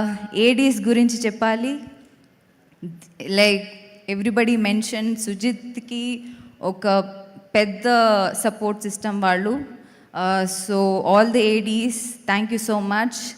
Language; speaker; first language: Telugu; non-native, local second language; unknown